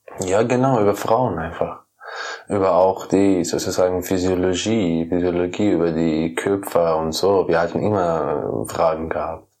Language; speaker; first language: German; non-native, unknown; Persian